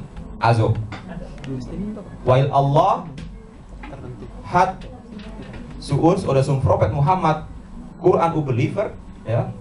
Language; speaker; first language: German; non-native, learner; Indonesian